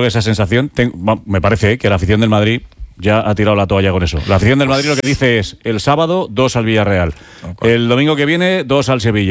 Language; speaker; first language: Spanish; native; Spanish